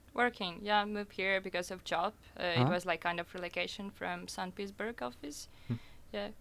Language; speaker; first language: English; non-native, fluent; Russian